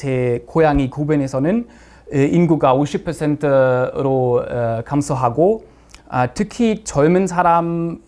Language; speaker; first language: Korean; non-native, fluent; German